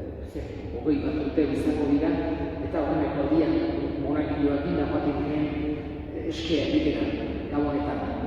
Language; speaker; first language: Basque; native; Basque